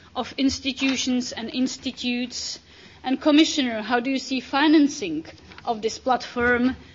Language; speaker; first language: English; non-native, fluent; Czech